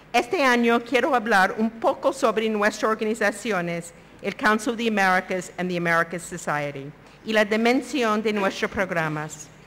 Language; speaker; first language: Spanish; non-native, fluent; English